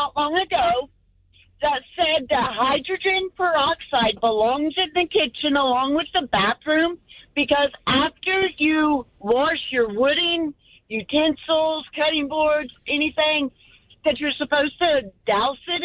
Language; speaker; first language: English; native; English